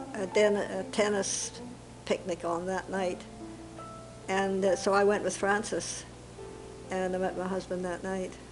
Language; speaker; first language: English; native; English